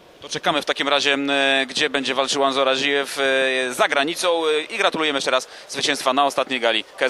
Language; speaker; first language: Polish; native; Polish